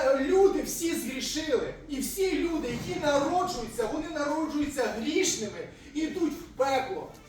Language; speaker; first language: Ukrainian; native; Ukrainian